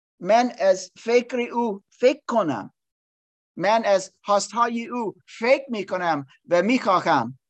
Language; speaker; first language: Persian; non-native, learner; English